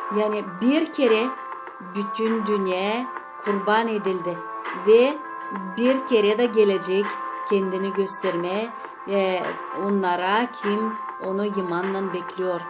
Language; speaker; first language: Turkish; non-native, fluent; Azerbaijani